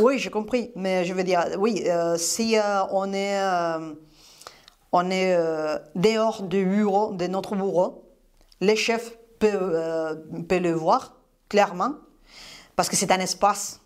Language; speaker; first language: French; non-native, fluent; Spanish